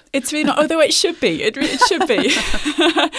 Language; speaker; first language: English; native; English